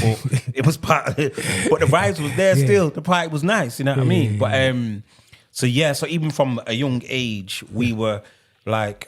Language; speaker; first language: English; native; English